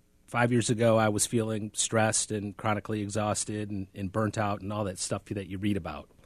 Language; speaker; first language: English; native; English